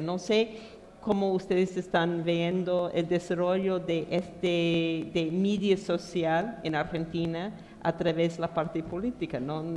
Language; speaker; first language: Spanish; non-native, fluent; English